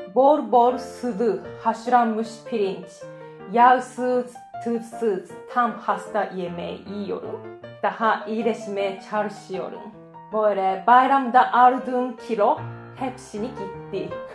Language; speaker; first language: Turkish; non-native, fluent; Japanese